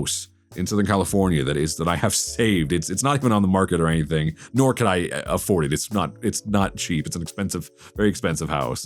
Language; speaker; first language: English; native; English